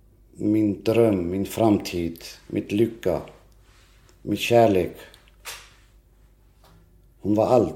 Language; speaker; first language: Swedish; early bilingual, other home language; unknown